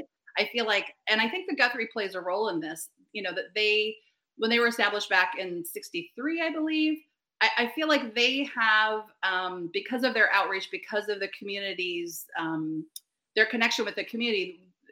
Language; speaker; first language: English; native; English